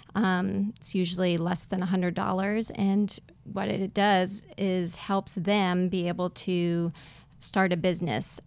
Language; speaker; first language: English; native; English